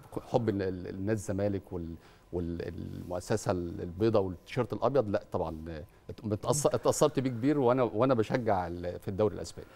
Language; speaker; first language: Arabic; native; Arabic